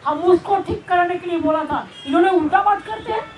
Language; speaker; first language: Hindi; non-native, local second language; Bangla